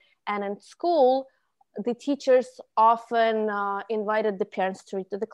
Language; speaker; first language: English; non-native, fluent; Russian